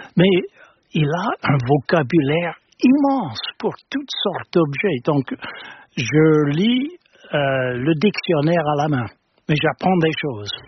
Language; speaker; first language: French; non-native, fluent; English